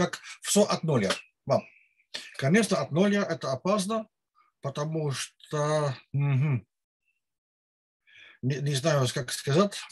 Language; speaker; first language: Russian; non-native, learner; Dutch